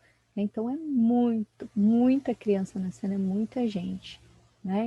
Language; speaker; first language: Portuguese; native; Portuguese